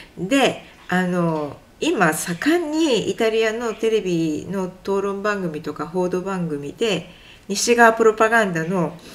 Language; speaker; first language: Japanese; native; Japanese